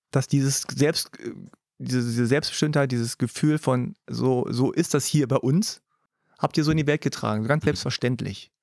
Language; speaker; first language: German; early bilingual, other home language; Korean